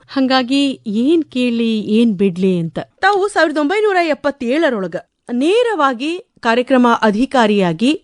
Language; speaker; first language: Kannada; native; Kannada